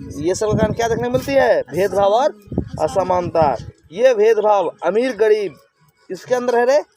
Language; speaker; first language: Hindi; native; Hindi